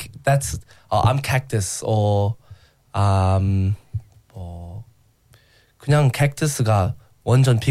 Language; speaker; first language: Korean; non-native, learner; English